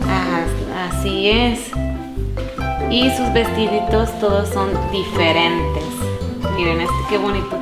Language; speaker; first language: Spanish; native; Spanish